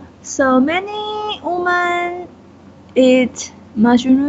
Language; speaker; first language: English; non-native, learner; Chinese